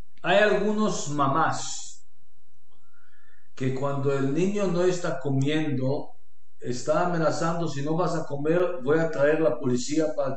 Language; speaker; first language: Spanish; non-native, learner; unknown